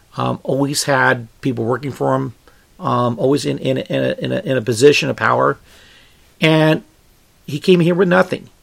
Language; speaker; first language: English; native; English